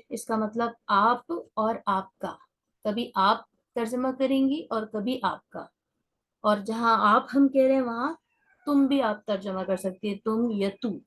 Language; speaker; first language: Urdu; native; Urdu